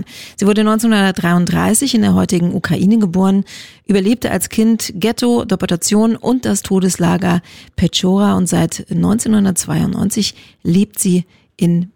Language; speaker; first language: German; native; German